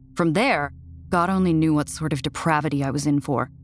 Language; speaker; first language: English; native; English